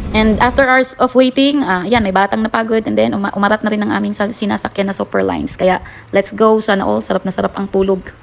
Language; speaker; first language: Filipino; non-native, local second language; Cebuano